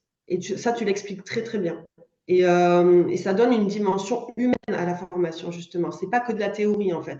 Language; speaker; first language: French; native; French